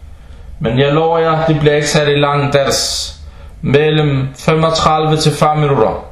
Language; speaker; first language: Danish; early bilingual, other home language; Arabic